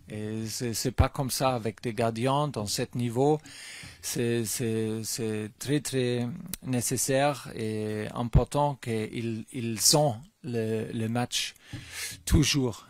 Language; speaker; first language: French; non-native, learner; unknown